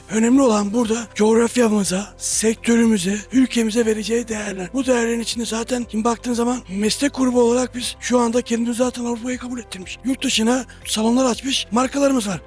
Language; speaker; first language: Turkish; native; Turkish